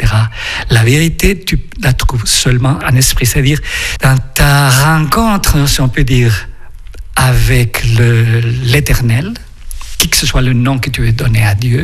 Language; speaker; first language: French; non-native, fluent; Spanish